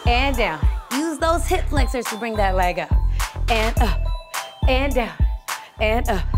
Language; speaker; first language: English; native; English